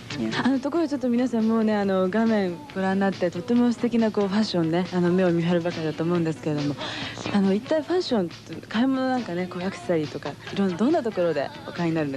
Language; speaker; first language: Japanese; native; Japanese